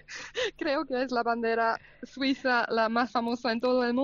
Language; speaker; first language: Spanish; non-native, fluent; German